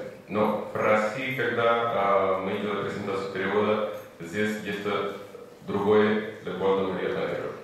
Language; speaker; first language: Russian; non-native, fluent; Spanish